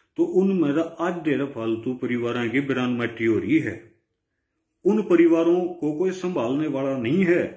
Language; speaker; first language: Hindi; native; Hindi